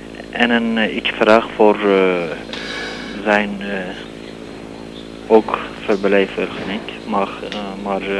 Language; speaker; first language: Dutch; non-native, learner; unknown